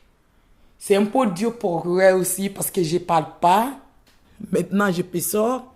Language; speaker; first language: French; non-native, learner; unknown